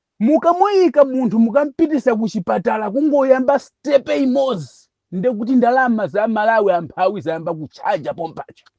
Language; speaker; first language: Nyanja; non-native, local second language; Tumbuka